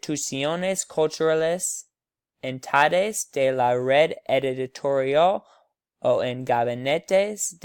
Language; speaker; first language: Spanish; non-native, learner; English